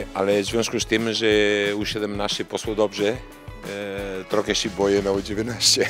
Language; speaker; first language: Polish; non-native, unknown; Italian